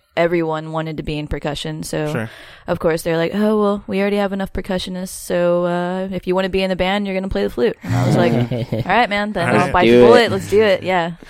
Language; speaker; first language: English; native; English